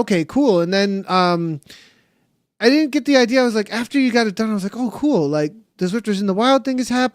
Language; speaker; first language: English; native; English